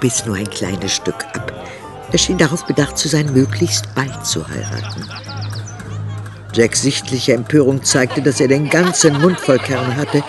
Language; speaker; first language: German; native; German